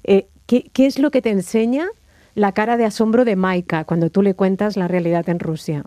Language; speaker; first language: Spanish; native; Spanish